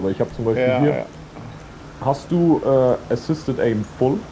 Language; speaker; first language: German; native; German